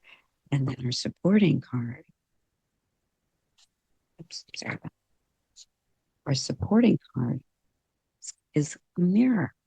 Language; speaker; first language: English; native; English